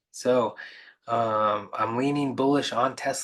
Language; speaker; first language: English; native; English